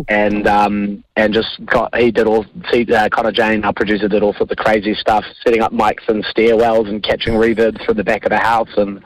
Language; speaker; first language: English; native; English